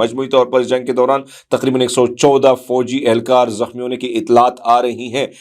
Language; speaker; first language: Urdu; non-native, local second language; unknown